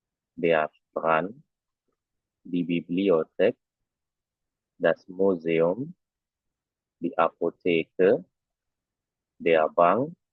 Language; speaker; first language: German; non-native, fluent; Indonesian